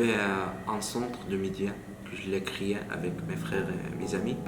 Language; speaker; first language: French; non-native, learner; Arabic